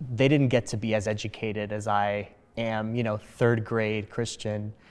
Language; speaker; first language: English; early bilingual, other home language; Spanish